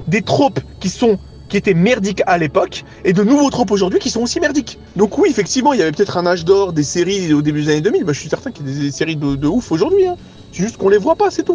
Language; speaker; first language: French; native; French